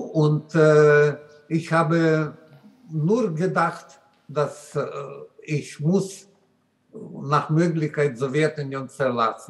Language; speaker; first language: German; non-native, learner; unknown